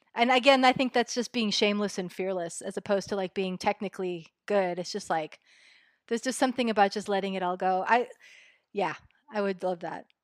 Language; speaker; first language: English; early bilingual, other home language; Spanish